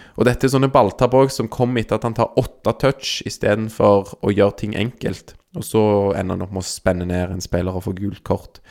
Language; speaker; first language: Norwegian; native; Norwegian